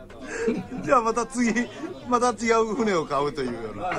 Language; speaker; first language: Japanese; native; Japanese